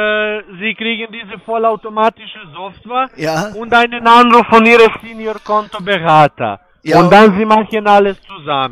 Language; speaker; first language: German; non-native, learner; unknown